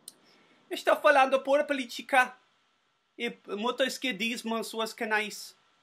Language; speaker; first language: Portuguese; non-native, learner; Spanish